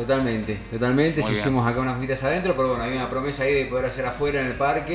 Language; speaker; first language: Spanish; native; Spanish